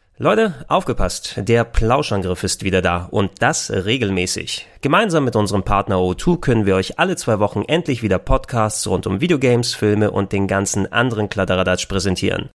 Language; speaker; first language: German; native; German